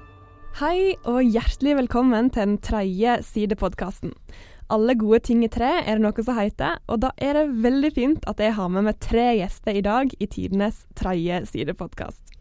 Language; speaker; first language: Norwegian; native; Norwegian